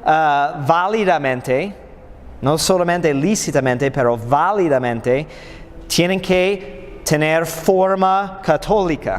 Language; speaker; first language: Spanish; non-native, fluent; English